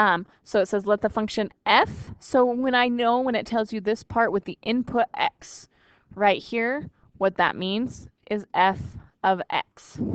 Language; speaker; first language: English; native; English